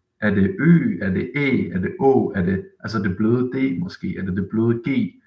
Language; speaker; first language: Danish; native; Danish